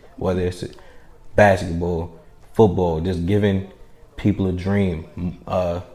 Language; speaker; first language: English; native; English